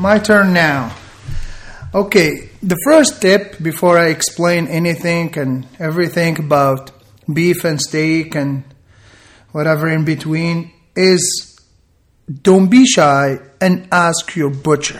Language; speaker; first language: English; non-native, fluent; Arabic